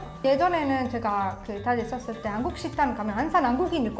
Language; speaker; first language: Korean; non-native, fluent; Italian